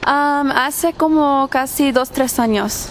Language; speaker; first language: Spanish; early bilingual, heritage; Spanish